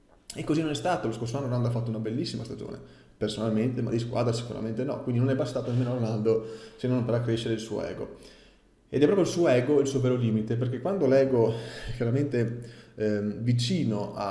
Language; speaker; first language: Italian; native; Italian